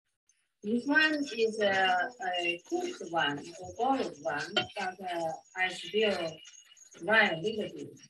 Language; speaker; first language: English; non-native, fluent; Chinese